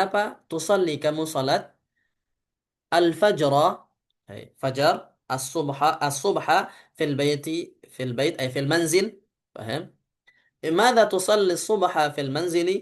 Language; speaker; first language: Arabic; non-native, fluent; Indonesian